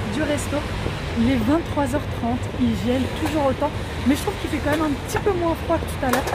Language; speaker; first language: French; native; French